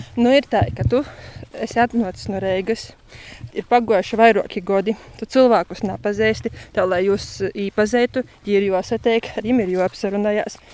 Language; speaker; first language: Latvian; native; Latvian